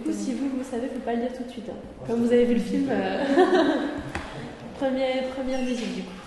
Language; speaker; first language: French; native; French